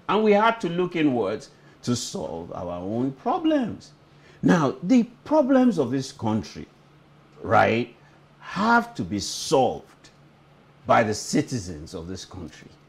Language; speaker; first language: English; non-native, local second language; Yoruba